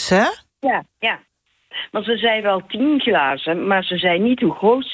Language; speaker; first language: Dutch; native; Dutch